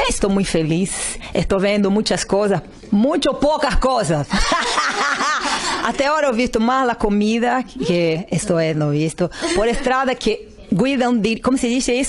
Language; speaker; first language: Spanish; non-native, learner; Portuguese